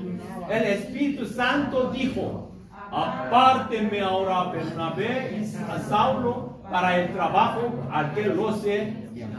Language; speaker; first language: Spanish; non-native, learner; Korean